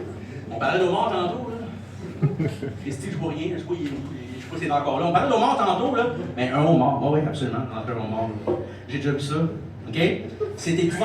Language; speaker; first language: French; native; French